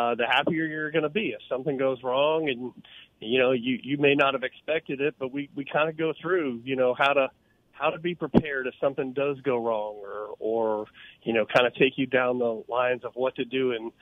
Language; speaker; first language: English; native; English